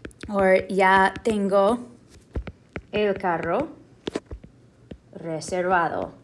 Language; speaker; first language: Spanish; non-native, fluent; English